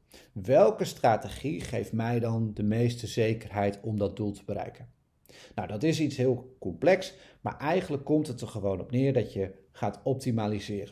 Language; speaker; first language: Dutch; native; Dutch